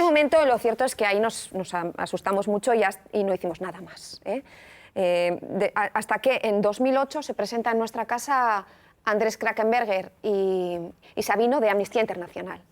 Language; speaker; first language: Spanish; native; Spanish